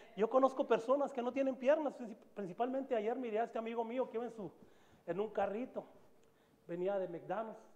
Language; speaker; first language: Spanish; native; Spanish